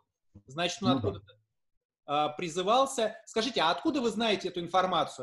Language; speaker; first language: Russian; native; Russian